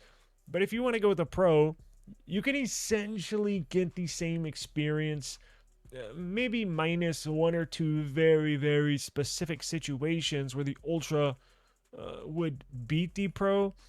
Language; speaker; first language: English; native; English